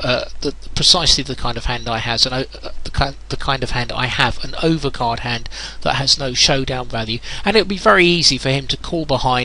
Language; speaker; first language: English; native; English